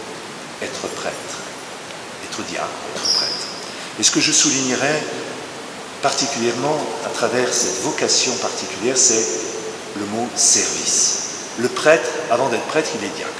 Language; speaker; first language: French; native; French